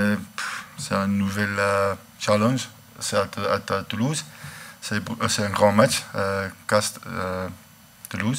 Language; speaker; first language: French; non-native, learner; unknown